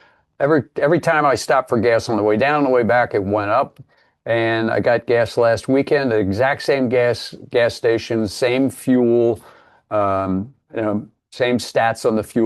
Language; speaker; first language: English; native; English